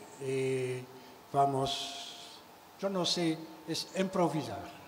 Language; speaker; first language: Spanish; non-native, learner; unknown